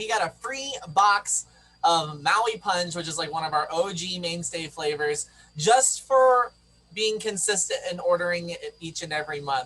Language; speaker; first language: English; native; English